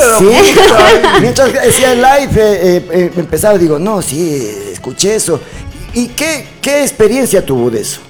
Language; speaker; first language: Spanish; native; Spanish